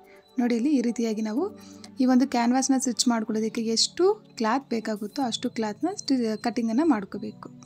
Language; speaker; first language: Kannada; native; Kannada